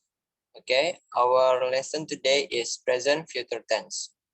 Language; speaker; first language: English; non-native, fluent; Indonesian